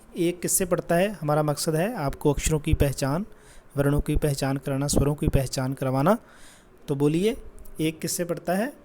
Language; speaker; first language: Hindi; non-native, local second language; Punjabi